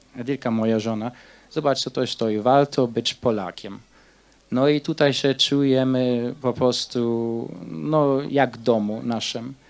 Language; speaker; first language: Polish; non-native, fluent; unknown